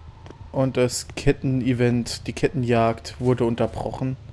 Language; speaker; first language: German; native; German